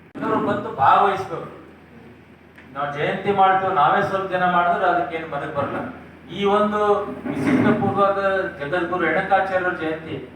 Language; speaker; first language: Kannada; native; Kannada